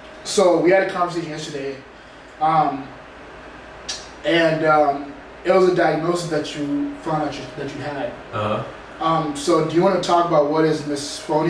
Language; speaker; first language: English; native; English